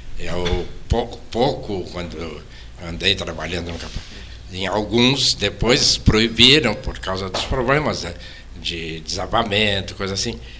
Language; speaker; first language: Portuguese; native; Portuguese